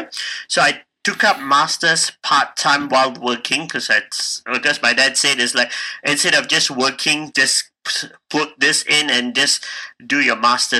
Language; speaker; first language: English; non-native, local second language; Tamil